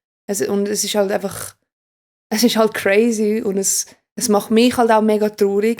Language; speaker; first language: German; native; German